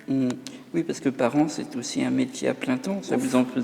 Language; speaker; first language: French; native; French